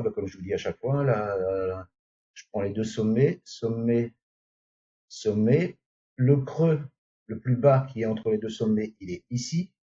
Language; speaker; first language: French; native; French